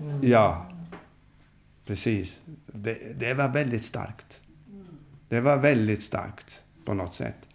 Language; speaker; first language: Swedish; non-native, fluent; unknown